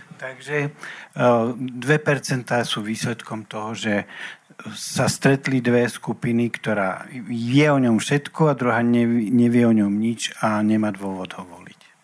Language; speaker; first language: Slovak; native; Slovak